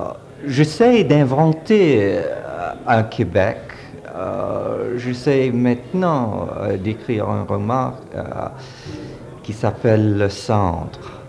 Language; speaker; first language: French; early bilingual, heritage; French